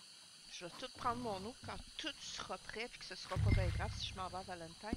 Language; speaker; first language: French; native; French